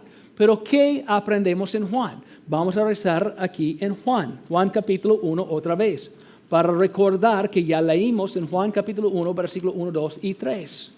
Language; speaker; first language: Spanish; non-native, fluent; English